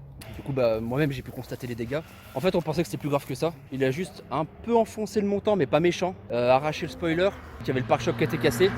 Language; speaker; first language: French; native; French